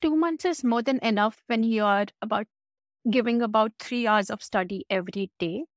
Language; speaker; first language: English; non-native, local second language; Hindi